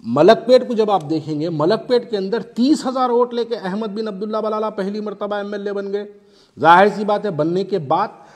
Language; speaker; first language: Hindi; non-native, local second language; Urdu